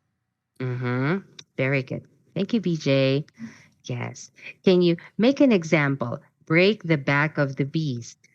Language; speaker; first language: English; non-native, fluent; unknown